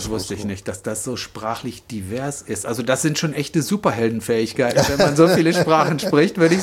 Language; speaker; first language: German; native; German